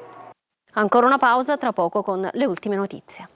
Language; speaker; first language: Italian; native; Italian